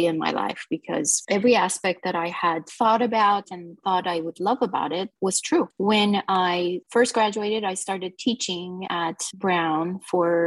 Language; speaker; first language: English; non-native, fluent; Persian